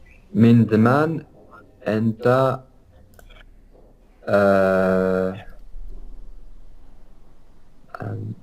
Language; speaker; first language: Arabic; non-native, learner; English